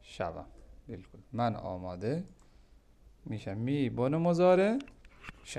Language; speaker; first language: Persian; non-native, fluent; Urdu